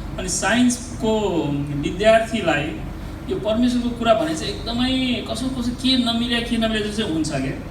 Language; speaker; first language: Nepali; native; Nepali